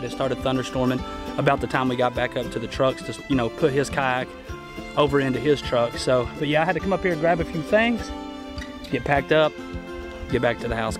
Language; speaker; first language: English; native; English